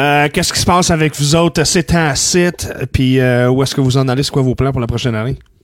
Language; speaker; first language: French; native; French